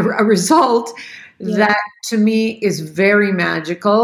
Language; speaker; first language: English; native; English